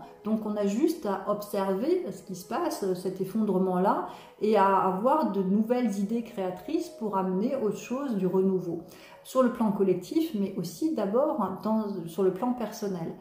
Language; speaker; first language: French; native; French